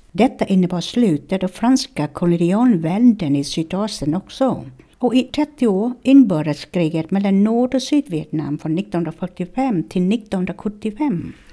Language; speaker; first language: Swedish; non-native, fluent; Vietnamese